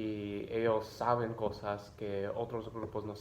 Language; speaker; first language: Spanish; early bilingual, other home language; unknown